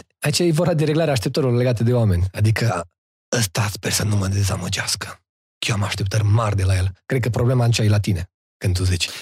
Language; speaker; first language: Romanian; native; Romanian